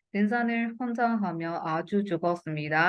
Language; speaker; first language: Korean; non-native, fluent; Burmese